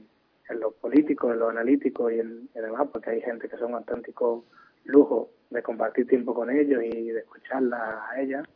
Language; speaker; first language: Spanish; native; Spanish